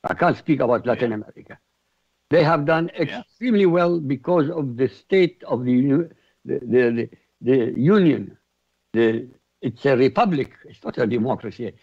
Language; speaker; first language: English; non-native, fluent; Arabic